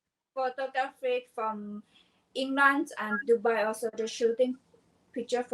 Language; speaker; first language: English; non-native, learner; Thai